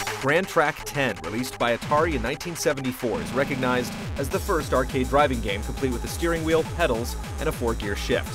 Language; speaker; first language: English; native; English